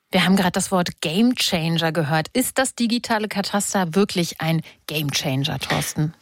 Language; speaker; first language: German; native; German